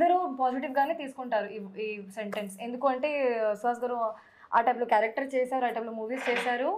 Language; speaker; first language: Telugu; non-native, fluent; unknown